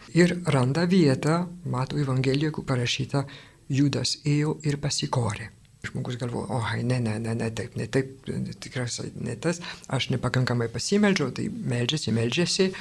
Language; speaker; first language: Lithuanian; non-native, fluent; French